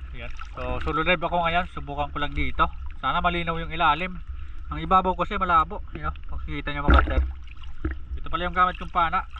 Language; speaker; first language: Filipino; non-native, local second language; Bikol